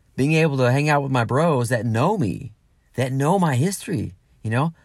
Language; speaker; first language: English; native; English